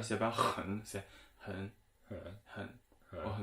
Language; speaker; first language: French; non-native, fluent; Chinese